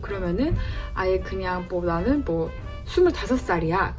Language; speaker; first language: Korean; early bilingual, heritage; Korean